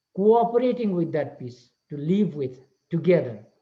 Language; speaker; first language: English; non-native, local second language; Nepali